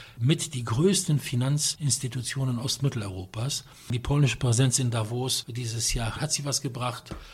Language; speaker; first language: German; non-native, fluent; Polish